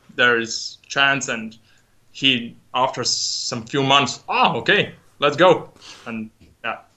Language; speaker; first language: English; non-native, learner; Latvian